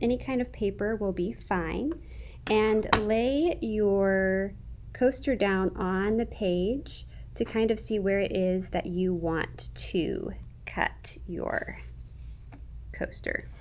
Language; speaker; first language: English; native; English